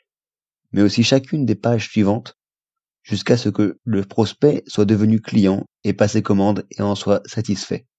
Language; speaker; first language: French; native; French